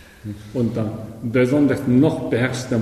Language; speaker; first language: German; non-native, learner; Japanese